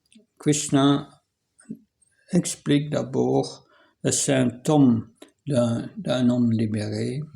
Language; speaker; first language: French; non-native, fluent; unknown